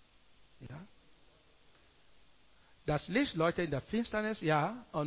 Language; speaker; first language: German; non-native, learner; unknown